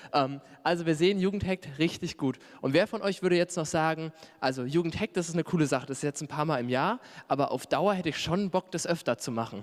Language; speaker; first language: German; native; German